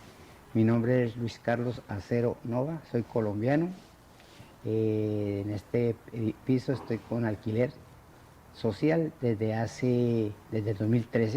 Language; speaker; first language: Spanish; native; Spanish